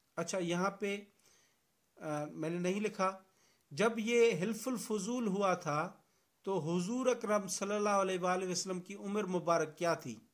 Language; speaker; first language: Urdu; non-native, local second language; Sindhi